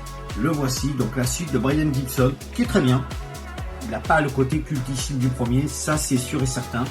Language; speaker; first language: French; native; French